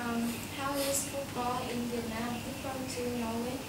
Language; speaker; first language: English; non-native, learner; Vietnamese